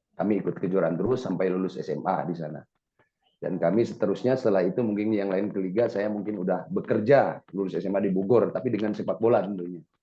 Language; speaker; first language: Indonesian; native; Indonesian